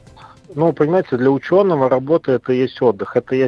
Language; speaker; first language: Russian; native; Russian